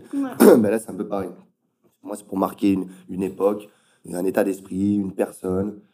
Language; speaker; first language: French; native; French